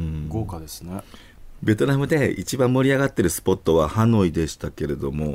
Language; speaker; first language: Japanese; native; Japanese